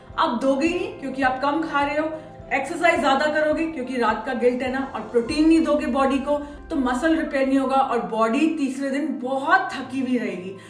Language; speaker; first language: Hindi; native; Hindi